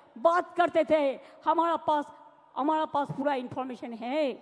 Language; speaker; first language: Hindi; non-native, local second language; Bangla